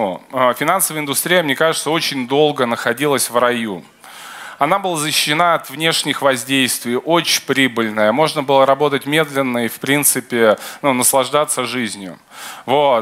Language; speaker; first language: Russian; native; Russian